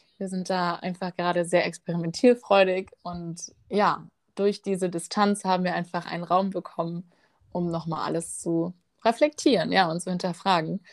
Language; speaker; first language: German; native; German